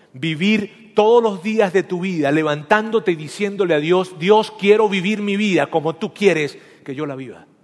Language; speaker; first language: Spanish; native; Spanish